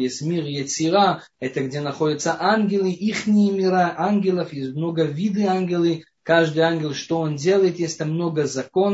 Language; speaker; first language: Russian; non-native, fluent; Hebrew